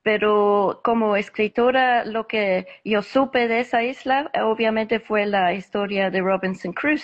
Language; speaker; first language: Spanish; non-native, fluent; English